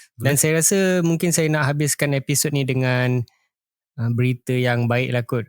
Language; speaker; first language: Malay; native; Malay